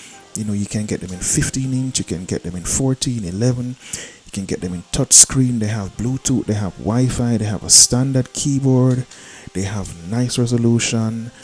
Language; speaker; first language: English; native; English